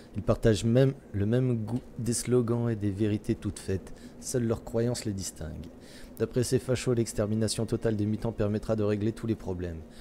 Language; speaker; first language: French; native; French